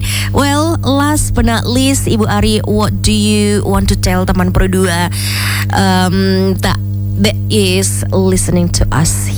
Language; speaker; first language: English; non-native, fluent; Indonesian